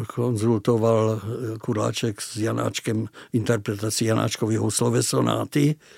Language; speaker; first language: Czech; non-native, local second language; Slovak